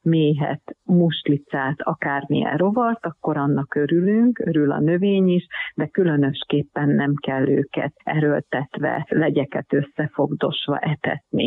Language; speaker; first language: Hungarian; native; Hungarian